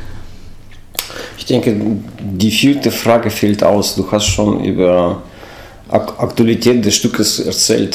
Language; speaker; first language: German; non-native, fluent; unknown